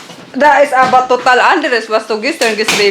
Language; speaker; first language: German; non-native, learner; Filipino